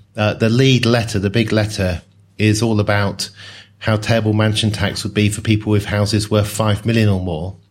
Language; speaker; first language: English; native; English